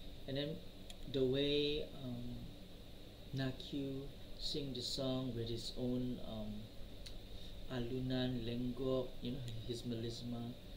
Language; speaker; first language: English; non-native, local second language; Malay